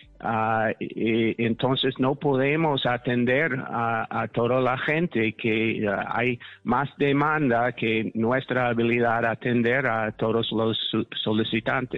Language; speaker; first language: Spanish; non-native, fluent; English